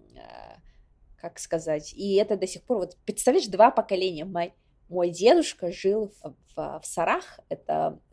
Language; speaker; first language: Russian; non-native, local second language; Yakut